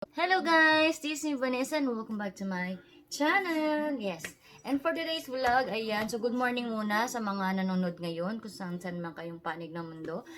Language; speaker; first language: Filipino; native; Filipino